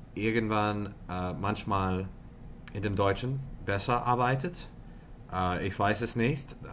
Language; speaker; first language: German; non-native, learner; English